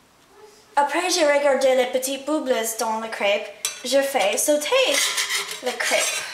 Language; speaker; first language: French; non-native, learner; English